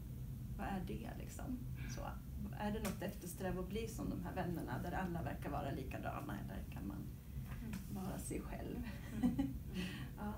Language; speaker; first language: Swedish; native; Swedish